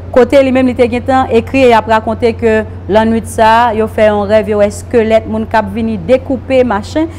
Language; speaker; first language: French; non-native, local second language; Haitian Creole